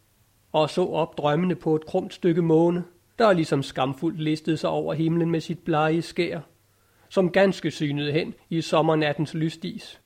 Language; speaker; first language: Danish; native; Danish